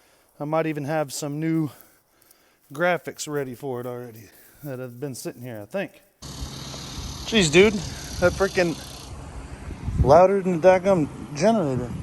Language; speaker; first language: English; native; English